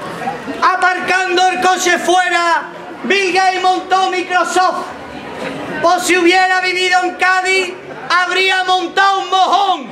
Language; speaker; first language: Spanish; native; Spanish